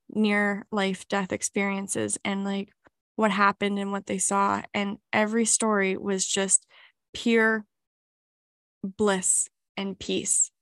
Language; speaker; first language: English; native; English